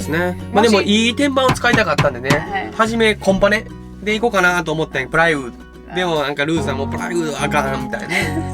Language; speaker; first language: Japanese; native; Japanese